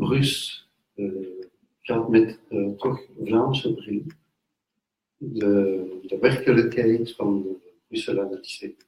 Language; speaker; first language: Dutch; non-native, learner; French